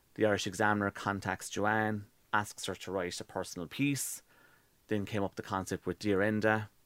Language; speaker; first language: English; native; English